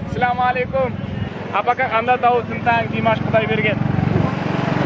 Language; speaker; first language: Indonesian; non-native, learner; Kazakh